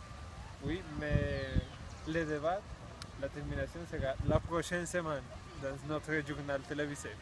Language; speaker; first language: French; non-native, learner; Spanish